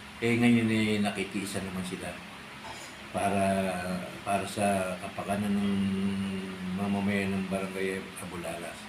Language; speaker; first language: Filipino; native; Filipino